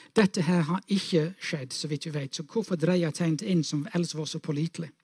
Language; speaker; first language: Norwegian; non-native, fluent; English